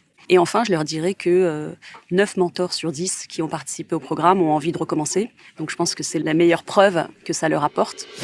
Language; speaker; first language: French; native; French